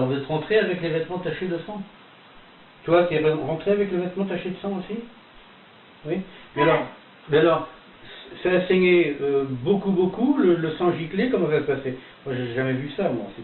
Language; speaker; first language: French; native; French